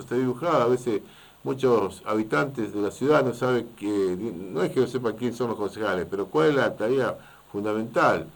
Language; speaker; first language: Spanish; native; Spanish